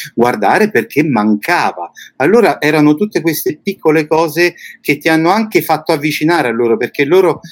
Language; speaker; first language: Italian; native; Italian